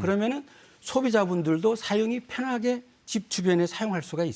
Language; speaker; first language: Korean; native; Korean